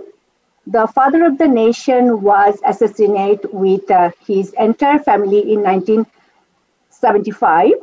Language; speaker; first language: English; non-native, local second language; Bangla